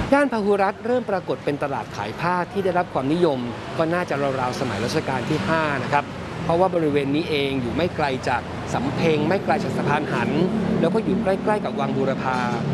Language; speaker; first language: Thai; native; Thai